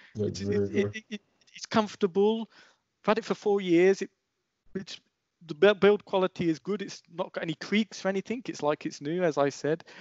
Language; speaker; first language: English; native; English